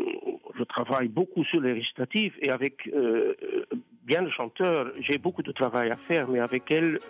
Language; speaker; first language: French; non-native, fluent; Dutch